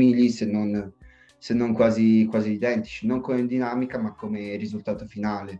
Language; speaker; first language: Italian; native; Italian